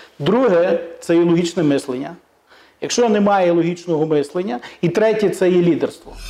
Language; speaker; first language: Ukrainian; native; Ukrainian